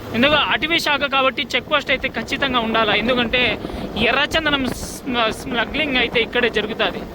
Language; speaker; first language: Telugu; non-native, local second language; Urdu